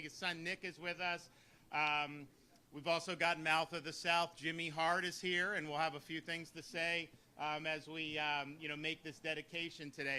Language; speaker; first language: English; native; English